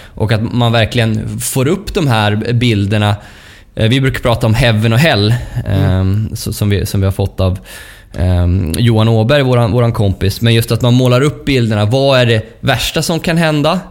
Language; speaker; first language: Swedish; native; Swedish